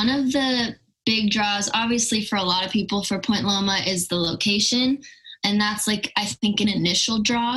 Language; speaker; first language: English; native; English